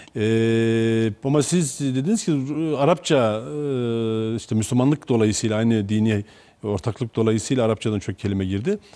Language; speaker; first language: Turkish; native; Turkish